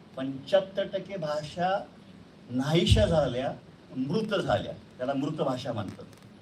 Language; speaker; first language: Marathi; native; Marathi